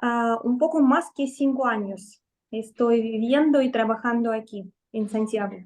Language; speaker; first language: Spanish; non-native, fluent; Russian